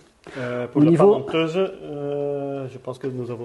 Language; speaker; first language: French; non-native, local second language; Dutch